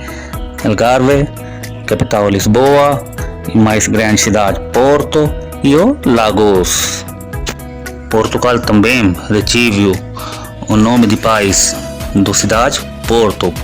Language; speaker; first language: Portuguese; non-native, learner; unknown